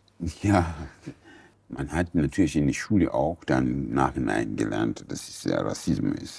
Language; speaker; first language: German; non-native, learner; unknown